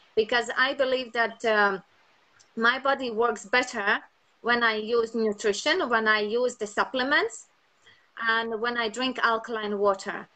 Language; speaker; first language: English; non-native, fluent; Latvian